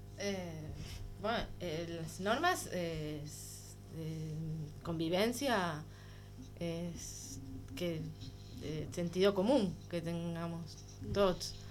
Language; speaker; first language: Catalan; non-native, learner; Spanish